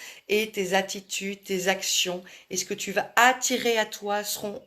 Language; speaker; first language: French; native; French